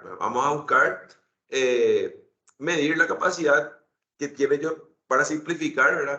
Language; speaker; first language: Spanish; native; Spanish